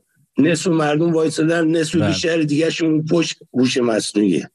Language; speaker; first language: Persian; native; Persian